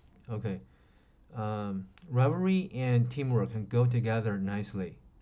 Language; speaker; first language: English; non-native, fluent; Chinese